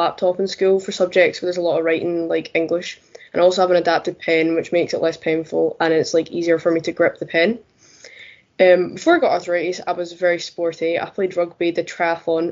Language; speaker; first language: English; native; English